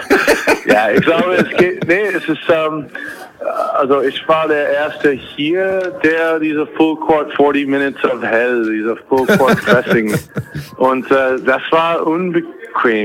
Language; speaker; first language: German; non-native, fluent; English